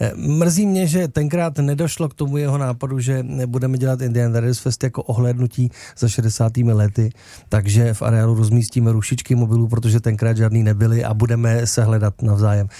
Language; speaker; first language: Czech; native; Czech